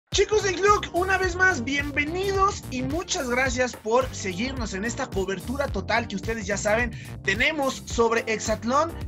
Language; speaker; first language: Spanish; native; Spanish